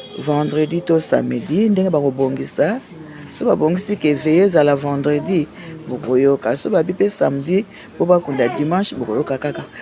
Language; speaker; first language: Lingala; native; Lingala